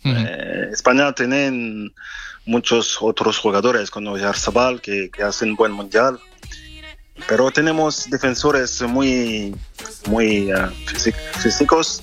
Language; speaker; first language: Spanish; non-native, fluent; French